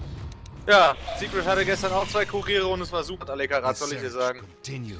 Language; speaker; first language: German; native; German